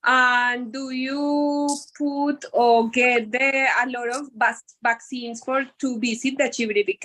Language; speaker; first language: English; non-native, learner; Spanish